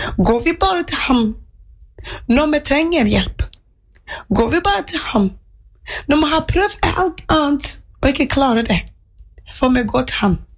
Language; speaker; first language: Norwegian; non-native, fluent; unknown